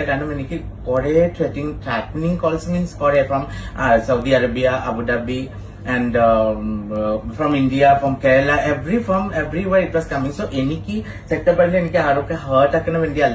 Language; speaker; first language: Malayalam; non-native, fluent; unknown